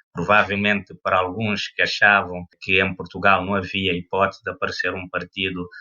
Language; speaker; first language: Portuguese; non-native, local second language; Kabuverdianu